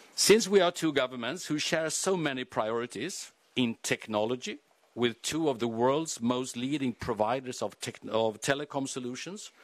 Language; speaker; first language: English; non-native, fluent; Swedish